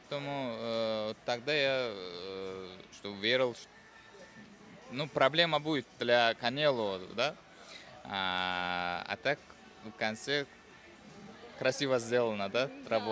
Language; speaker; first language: Russian; non-native, fluent; Uzbek